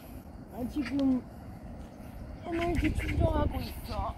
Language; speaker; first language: Korean; non-native, learner; Russian